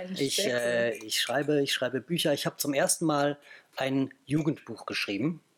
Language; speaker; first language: German; native; German